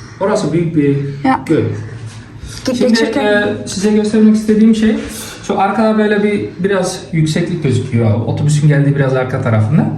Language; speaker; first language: Turkish; early bilingual, heritage; Turkish